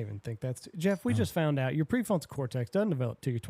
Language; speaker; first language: English; native; English